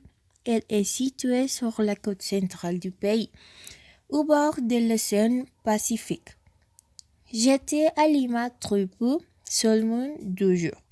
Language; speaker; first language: French; non-native, learner; Spanish